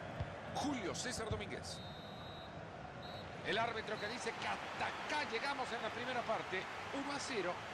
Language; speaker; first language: Spanish; native; Spanish